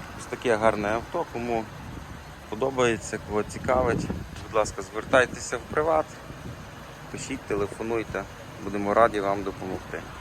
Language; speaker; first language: Ukrainian; native; Ukrainian